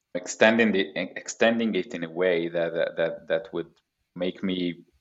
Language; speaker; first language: English; non-native, fluent; Hebrew